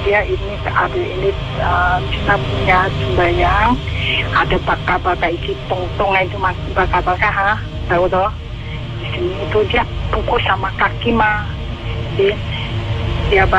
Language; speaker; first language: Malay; non-native, learner; Indonesian